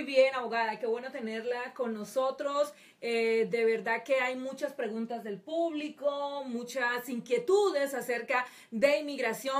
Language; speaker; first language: Spanish; native; Spanish